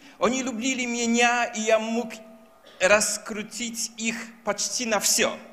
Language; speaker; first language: Russian; non-native, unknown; Polish